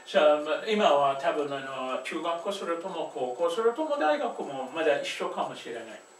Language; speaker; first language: Japanese; non-native, fluent; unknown